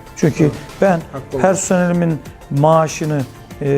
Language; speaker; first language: Turkish; native; Turkish